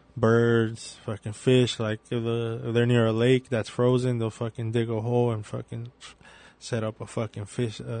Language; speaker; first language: English; early bilingual, other home language; Spanish